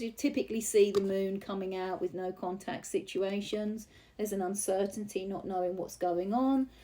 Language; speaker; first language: English; native; English